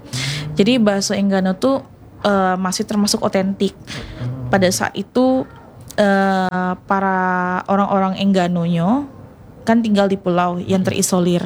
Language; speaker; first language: Indonesian; non-native, local second language; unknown